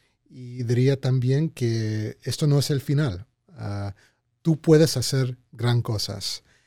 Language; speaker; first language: Spanish; early bilingual, heritage; Spanish